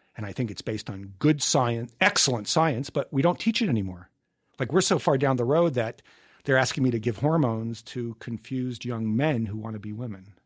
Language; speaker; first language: English; native; English